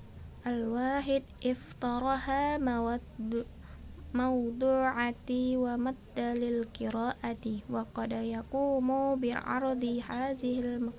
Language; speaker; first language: Arabic; non-native, learner; Indonesian